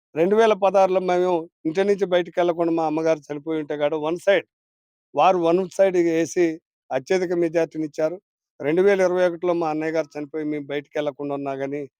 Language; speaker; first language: Telugu; native; Telugu